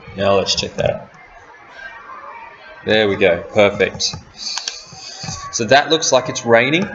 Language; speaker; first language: English; native; English